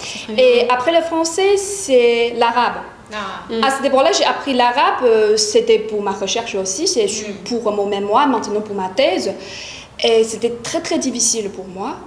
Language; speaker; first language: French; non-native, fluent; Chinese